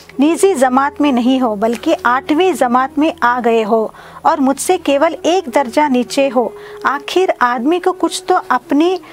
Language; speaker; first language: Hindi; non-native, local second language; Kannada